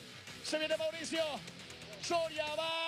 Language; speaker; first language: Spanish; native; Spanish